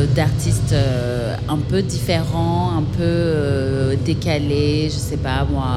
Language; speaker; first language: French; native; French